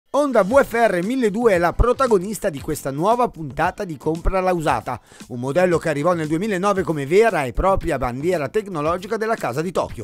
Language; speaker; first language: Italian; native; Italian